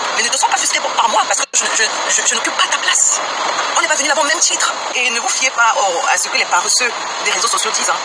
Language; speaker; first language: French; non-native, local second language; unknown